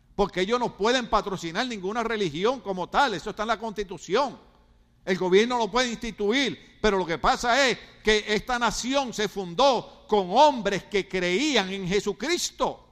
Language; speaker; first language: Spanish; native; Spanish